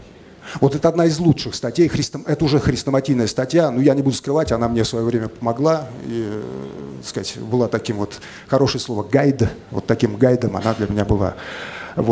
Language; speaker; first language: Russian; native; Russian